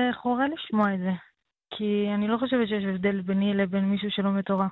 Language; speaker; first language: Hebrew; native; Hebrew